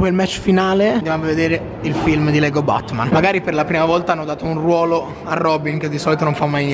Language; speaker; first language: Italian; native; Italian